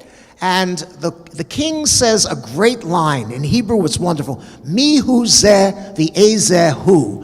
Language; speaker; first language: English; native; English